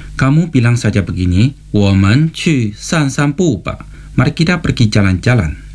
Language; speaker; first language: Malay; non-native, fluent; Chinese